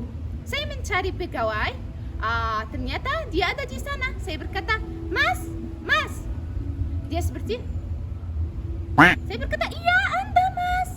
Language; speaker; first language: Indonesian; non-native, learner; Arabic